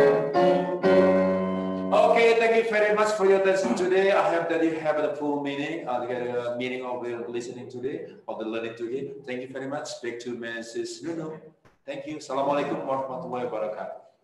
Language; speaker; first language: English; non-native, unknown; Indonesian